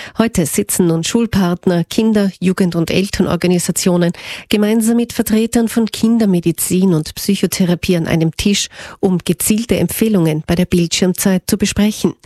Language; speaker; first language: German; native; German